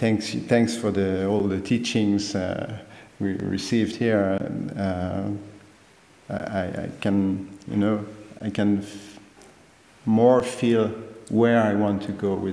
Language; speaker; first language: English; non-native, fluent; French